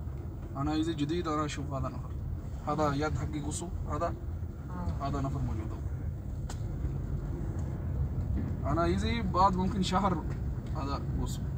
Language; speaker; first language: Arabic; non-native, learner; Urdu